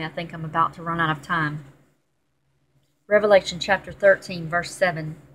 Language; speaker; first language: English; native; English